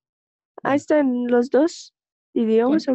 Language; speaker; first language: Spanish; non-native, learner; Russian